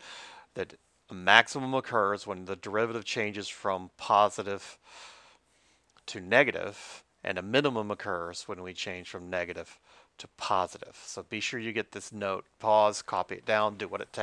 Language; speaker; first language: English; native; English